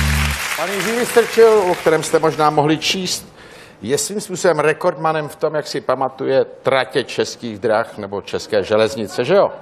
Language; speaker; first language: Czech; native; Czech